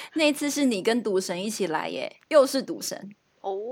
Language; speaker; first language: Chinese; non-native, local second language; Min Nan Chinese